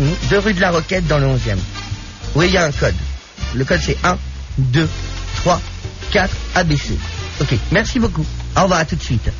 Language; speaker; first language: French; native; French